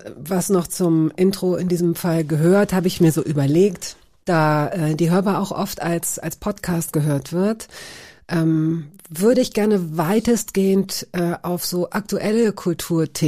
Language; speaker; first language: German; native; German